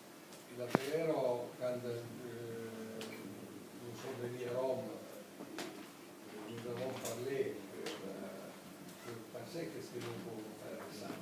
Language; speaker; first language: French; non-native, learner; Italian